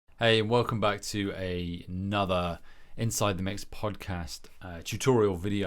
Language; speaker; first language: English; native; English